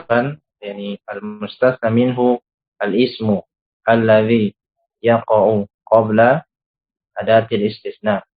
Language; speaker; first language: Arabic; non-native, fluent; Indonesian